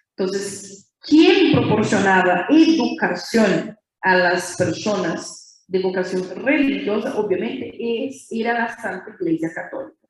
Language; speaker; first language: Spanish; non-native, fluent; Portuguese